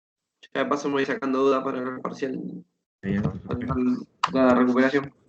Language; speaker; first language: Spanish; native; Spanish